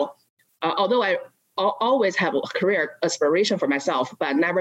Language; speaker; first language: English; non-native, fluent; Chinese